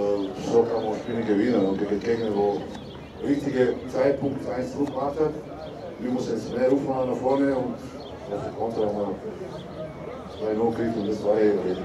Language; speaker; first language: German; non-native, learner; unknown